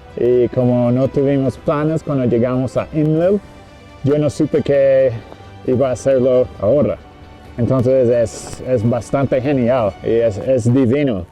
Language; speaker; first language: Spanish; non-native, fluent; English